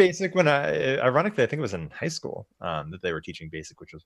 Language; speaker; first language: English; native; English